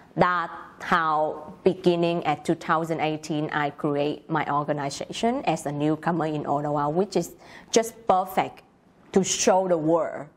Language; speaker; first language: English; non-native, learner; Vietnamese